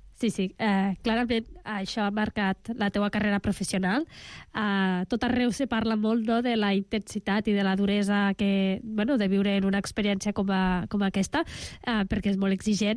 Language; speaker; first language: Catalan; native; Catalan